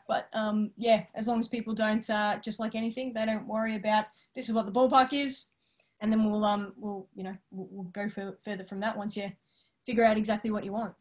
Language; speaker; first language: English; native; English